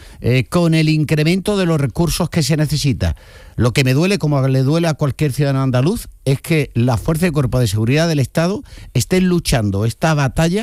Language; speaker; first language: Spanish; native; Spanish